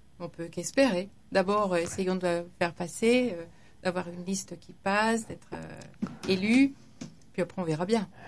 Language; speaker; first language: French; non-native, fluent; English